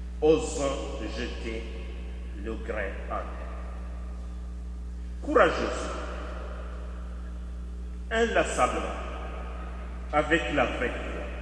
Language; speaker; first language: French; native; French